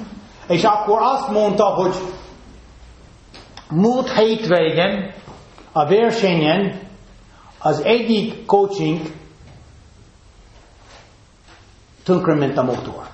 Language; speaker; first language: Hungarian; non-native, fluent; English